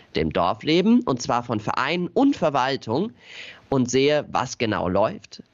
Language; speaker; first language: German; native; German